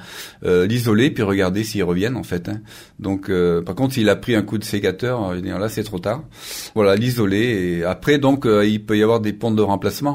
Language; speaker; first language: French; native; French